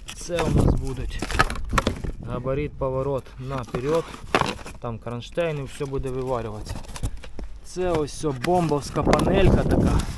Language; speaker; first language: Ukrainian; native; Ukrainian